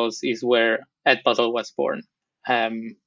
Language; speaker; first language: English; non-native, fluent; Spanish